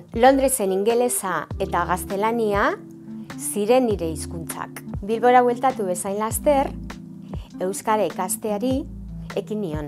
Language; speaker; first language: Basque; non-native, local second language; Spanish